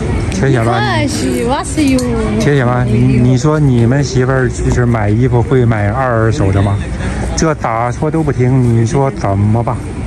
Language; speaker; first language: Chinese; native; Chinese